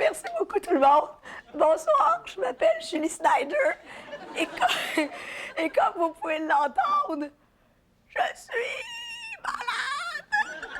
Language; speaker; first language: French; native; French